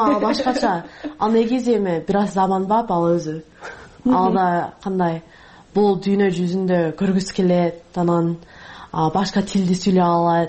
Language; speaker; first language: Kyrgyz; non-native, learner; English